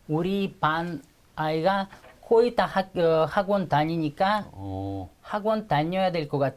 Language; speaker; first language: Korean; non-native, fluent; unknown